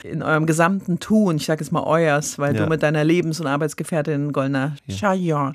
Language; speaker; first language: German; native; German